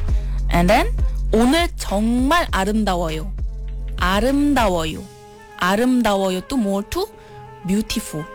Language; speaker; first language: Korean; non-native, learner; Malay